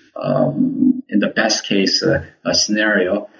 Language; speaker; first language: English; early bilingual, other home language; Korean